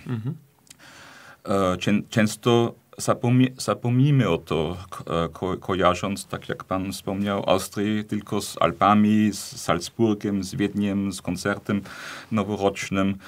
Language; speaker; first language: Polish; non-native, fluent; German